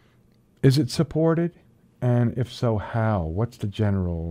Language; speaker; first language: English; native; English